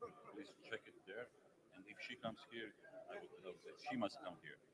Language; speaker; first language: English; non-native, fluent; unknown